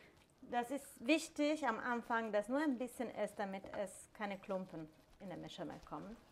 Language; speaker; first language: German; non-native, fluent; Italian